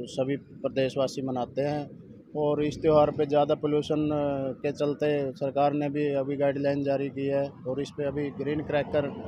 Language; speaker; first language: Hindi; native; Hindi